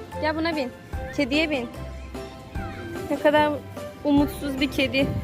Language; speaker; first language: Turkish; native; Turkish